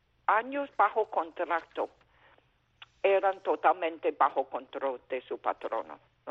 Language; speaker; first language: Spanish; non-native, fluent; Chinese